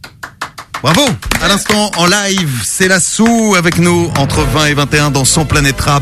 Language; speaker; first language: French; native; French